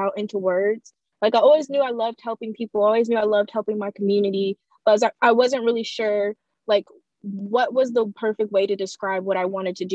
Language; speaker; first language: English; native; English